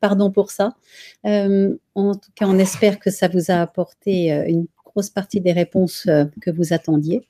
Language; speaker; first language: French; native; French